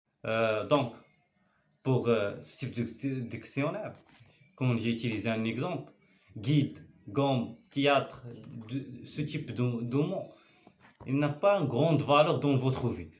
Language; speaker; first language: French; non-native, learner; Arabic